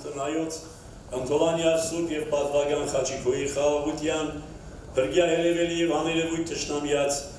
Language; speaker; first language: Armenian; native; Armenian